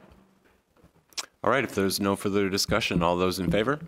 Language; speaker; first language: English; native; English